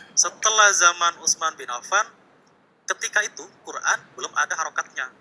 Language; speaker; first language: Indonesian; native; Indonesian